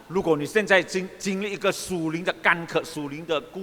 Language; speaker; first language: Chinese; early bilingual, heritage; Chinese